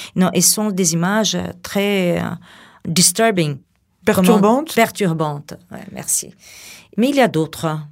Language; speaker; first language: French; non-native, fluent; Portuguese